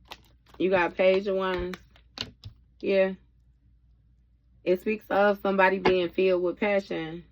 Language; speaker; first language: English; native; English